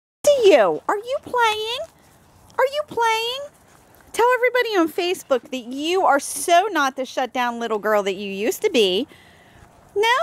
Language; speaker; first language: English; native; English